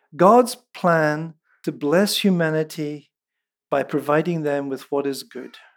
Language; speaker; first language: English; non-native, local second language; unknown